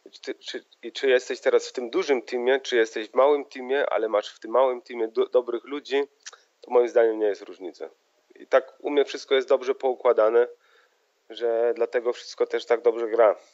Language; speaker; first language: Polish; early bilingual, heritage; Polish